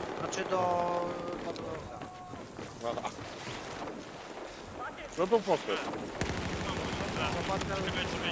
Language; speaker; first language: Polish; native; Polish